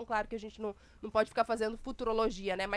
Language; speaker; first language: Portuguese; native; Portuguese